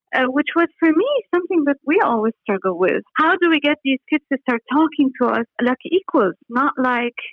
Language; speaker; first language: English; non-native, fluent; Arabic